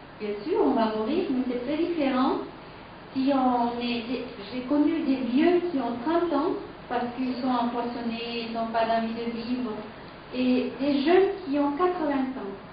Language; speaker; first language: French; non-native, fluent; Catalan